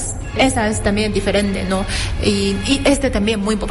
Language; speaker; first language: Spanish; non-native, learner; Chinese